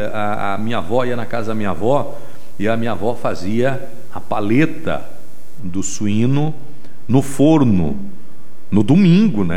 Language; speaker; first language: Portuguese; native; Portuguese